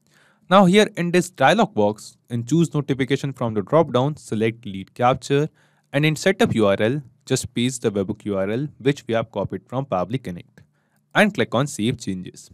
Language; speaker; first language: English; non-native, local second language; Hindi